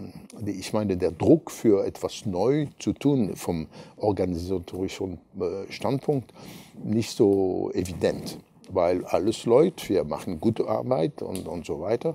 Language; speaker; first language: German; non-native, fluent; French